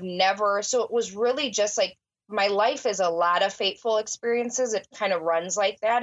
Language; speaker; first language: English; native; English